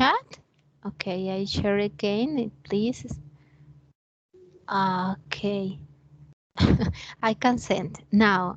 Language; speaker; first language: English; non-native, learner; Spanish